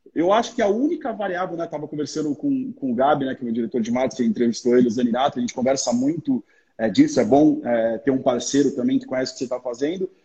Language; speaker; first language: Portuguese; native; Portuguese